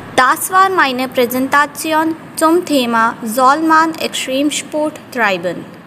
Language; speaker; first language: German; non-native, fluent; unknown